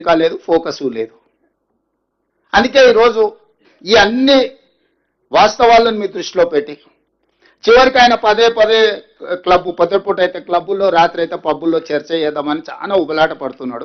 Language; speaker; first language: Telugu; native; Telugu